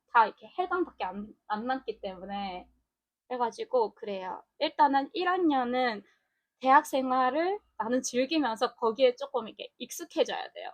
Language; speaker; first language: Korean; non-native, fluent; Mongolian